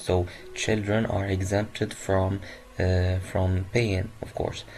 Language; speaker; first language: English; non-native, fluent; Arabic